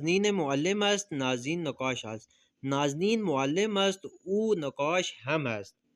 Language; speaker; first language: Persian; non-native, fluent; Urdu